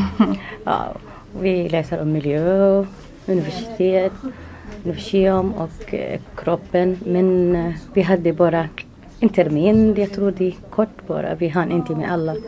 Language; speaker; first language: Swedish; non-native, learner; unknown